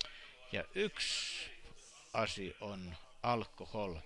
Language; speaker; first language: Finnish; non-native, learner; Estonian